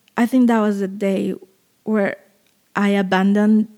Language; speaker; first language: English; non-native, fluent; Spanish